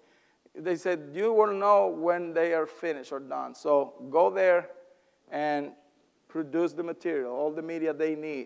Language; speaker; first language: English; non-native, fluent; Spanish